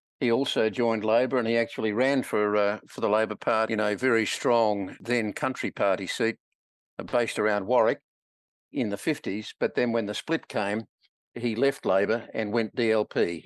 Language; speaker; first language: English; native; English